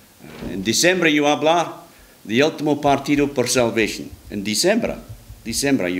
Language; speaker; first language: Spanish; non-native, learner; English